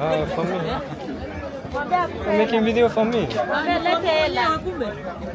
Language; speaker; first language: English; non-native, learner; French